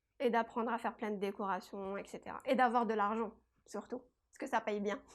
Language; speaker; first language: French; non-native, local second language; Kabyle